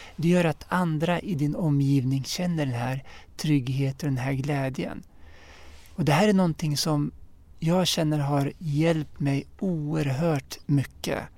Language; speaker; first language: Swedish; early bilingual, other home language; Arabic